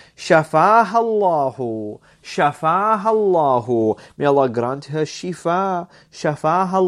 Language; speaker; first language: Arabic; non-native, fluent; English